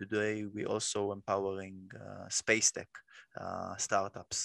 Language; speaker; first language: English; non-native, fluent; Hebrew